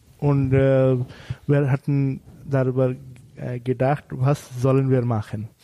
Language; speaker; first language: German; non-native, learner; Bangla